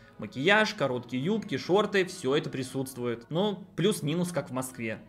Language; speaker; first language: Russian; native; Russian